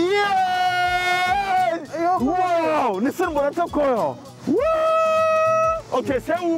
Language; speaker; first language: Korean; non-native, fluent; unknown